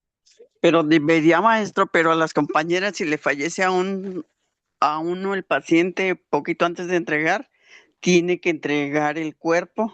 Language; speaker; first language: Spanish; native; Spanish